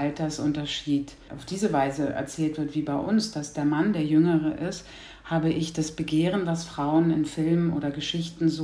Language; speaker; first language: German; native; German